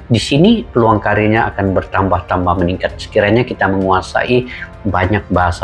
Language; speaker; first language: Malay; native; Malay